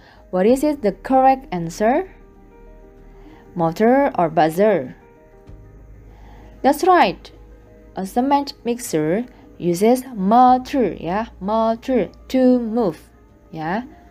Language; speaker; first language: English; non-native, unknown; Indonesian